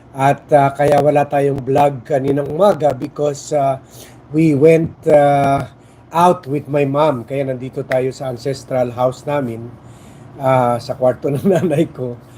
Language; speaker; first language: Filipino; non-native, local second language; Chavacano